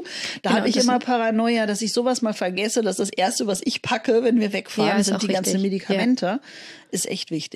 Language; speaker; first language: German; native; German